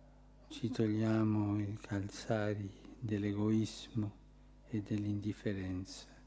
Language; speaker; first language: Italian; early bilingual, heritage; Spanish